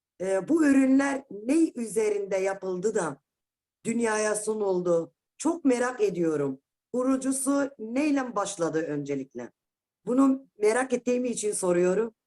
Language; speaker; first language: Turkish; native; Turkish